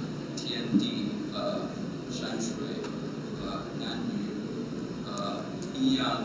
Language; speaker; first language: Chinese; non-native, learner; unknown